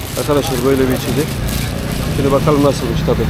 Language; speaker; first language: Turkish; native; Turkish